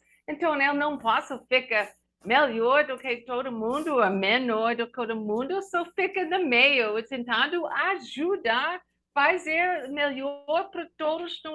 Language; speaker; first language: Portuguese; non-native, learner; English